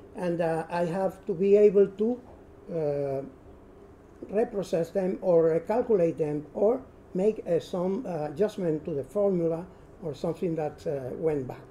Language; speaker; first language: English; non-native, learner; Spanish